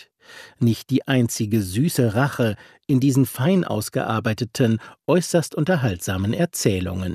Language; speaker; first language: German; native; German